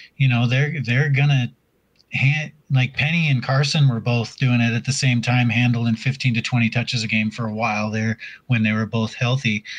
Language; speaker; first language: English; native; English